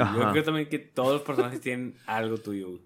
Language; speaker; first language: Spanish; native; Spanish